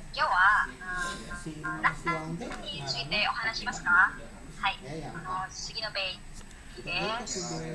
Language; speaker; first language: Japanese; non-native, learner; Indonesian